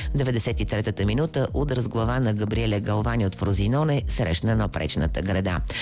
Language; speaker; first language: Bulgarian; native; Bulgarian